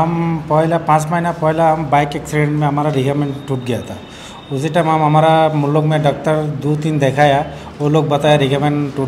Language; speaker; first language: Hindi; non-native, learner; Bangla